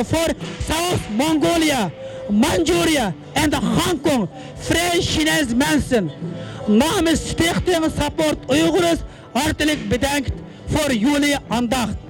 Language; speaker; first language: Dutch; non-native, learner; Uyghur